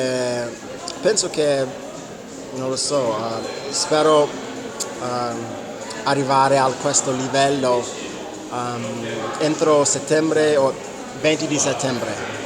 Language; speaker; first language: Italian; non-native, learner; English